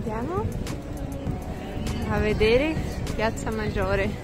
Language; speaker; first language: Italian; non-native, learner; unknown